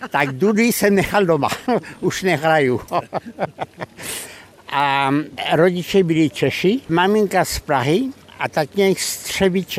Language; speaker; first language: Czech; early bilingual, heritage; Czech